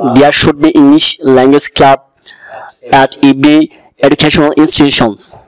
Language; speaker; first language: English; non-native, local second language; Bangla